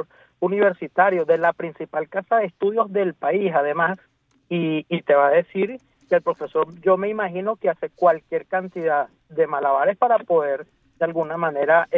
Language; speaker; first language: Spanish; native; Spanish